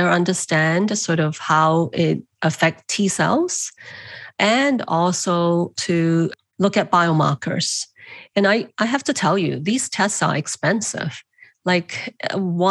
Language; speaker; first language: English; non-native, local second language; Cantonese